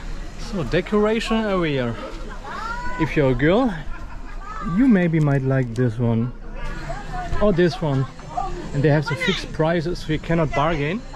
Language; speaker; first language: English; non-native, fluent; German